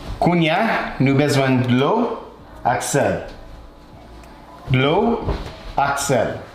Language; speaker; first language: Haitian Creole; non-native, learner; English